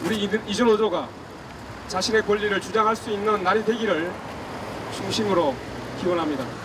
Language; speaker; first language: Korean; native; Korean